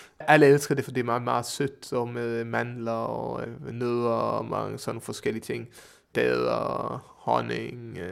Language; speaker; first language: Danish; non-native, fluent; Hebrew